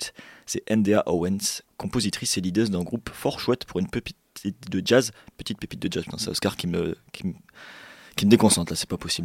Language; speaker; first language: French; native; French